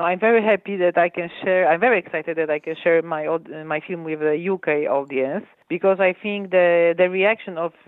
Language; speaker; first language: English; non-native, fluent; Polish